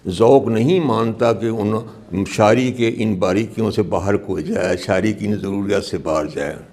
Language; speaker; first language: Urdu; non-native, local second language; Punjabi